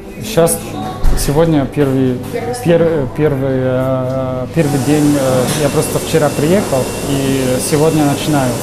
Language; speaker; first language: Russian; non-native, learner; Polish